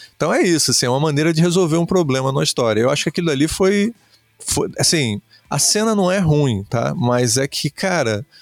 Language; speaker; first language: Portuguese; native; Portuguese